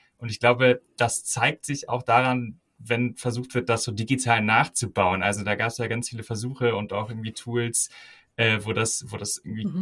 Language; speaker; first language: German; native; German